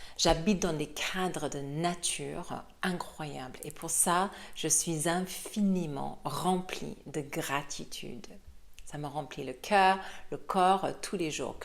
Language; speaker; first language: French; non-native, fluent; English